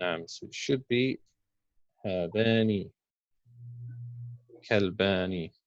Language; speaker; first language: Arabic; non-native, fluent; English